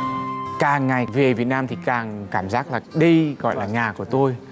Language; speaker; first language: Vietnamese; early bilingual, heritage; Vietnamese